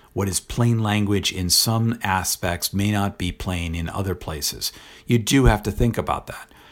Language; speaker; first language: English; native; English